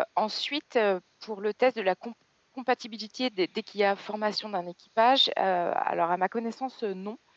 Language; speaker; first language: French; native; French